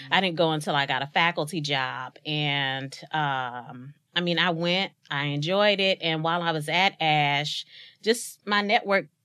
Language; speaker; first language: English; native; English